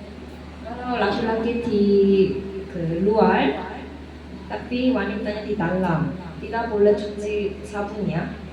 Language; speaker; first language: Indonesian; non-native, learner; Korean